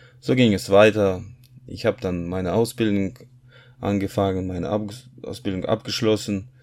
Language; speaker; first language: German; non-native, fluent; Russian